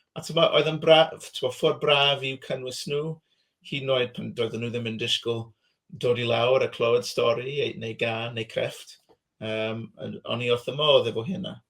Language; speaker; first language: Welsh; non-native, fluent; English